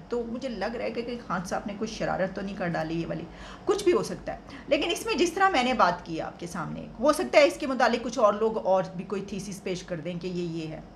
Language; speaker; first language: Urdu; native; Urdu